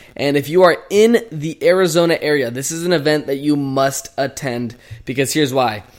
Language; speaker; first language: English; native; English